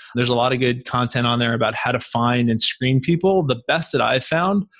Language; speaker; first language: English; native; English